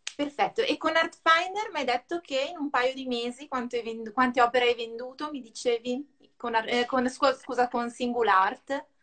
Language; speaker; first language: Italian; native; Italian